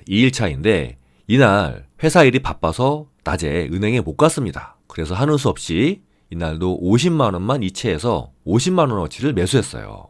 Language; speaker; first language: Korean; native; Korean